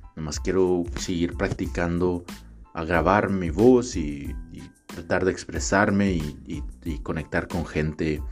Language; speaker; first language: Spanish; native; Spanish